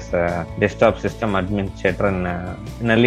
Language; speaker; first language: English; non-native, local second language; Tamil